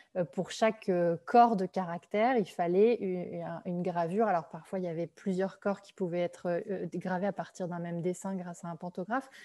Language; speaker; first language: French; native; French